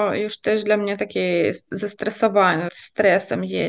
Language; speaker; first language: Polish; non-native, fluent; Ukrainian